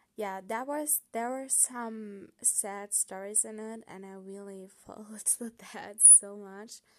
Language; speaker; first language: English; non-native, fluent; German